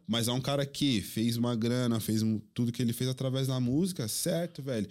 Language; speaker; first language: Portuguese; native; Portuguese